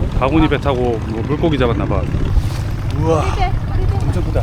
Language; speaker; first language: Korean; native; Korean